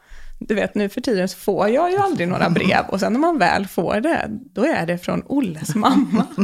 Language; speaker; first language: Swedish; native; Swedish